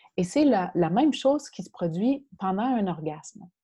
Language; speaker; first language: French; native; French